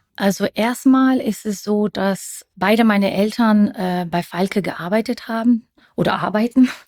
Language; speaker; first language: German; early bilingual, other home language; French